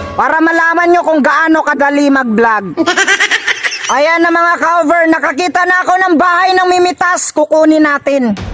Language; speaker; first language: Filipino; non-native, local second language; Cebuano